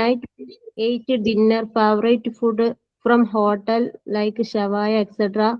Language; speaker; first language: English; non-native, learner; Malayalam